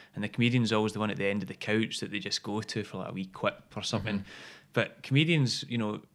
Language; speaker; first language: English; native; English